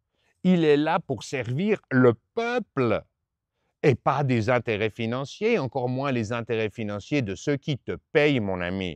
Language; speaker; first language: French; native; French